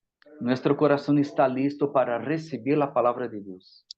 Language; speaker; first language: Spanish; non-native, fluent; Portuguese